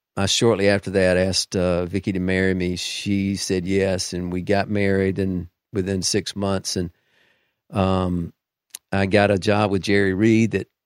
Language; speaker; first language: English; native; English